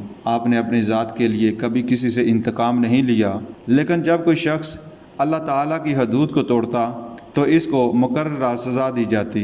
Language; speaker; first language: Urdu; native; Urdu